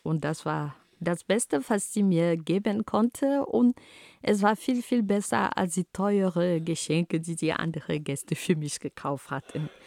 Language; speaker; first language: German; non-native, fluent; Ghomala